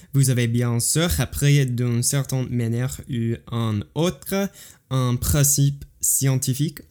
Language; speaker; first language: French; non-native, fluent; English